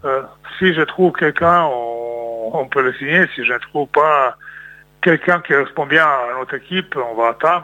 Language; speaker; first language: French; non-native, fluent; Serbian